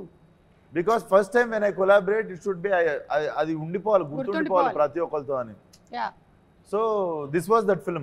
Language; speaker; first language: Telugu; native; Telugu